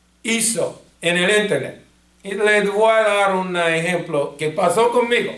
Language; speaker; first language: Spanish; non-native, fluent; English